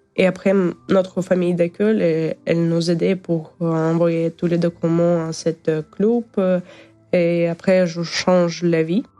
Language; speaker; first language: French; non-native, learner; Ukrainian